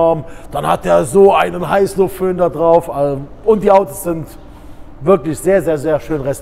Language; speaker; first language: German; native; German